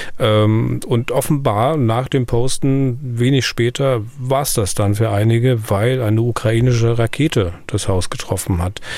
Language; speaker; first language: German; native; German